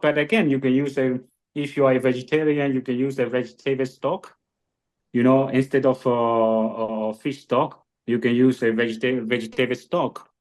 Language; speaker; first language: English; non-native, fluent; Burmese